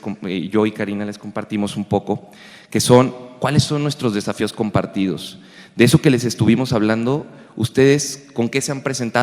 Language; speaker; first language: Spanish; native; Spanish